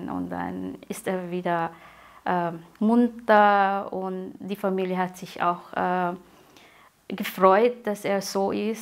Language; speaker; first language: German; non-native, fluent; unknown